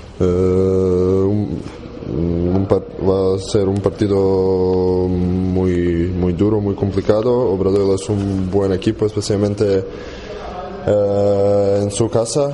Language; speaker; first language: Spanish; non-native, learner; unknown